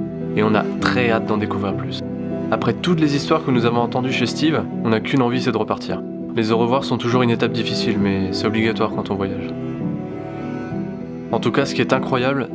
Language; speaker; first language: French; native; French